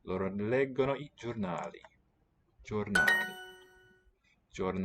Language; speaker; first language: Italian; non-native, learner; English